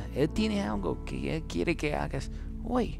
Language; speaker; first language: Spanish; non-native, fluent; English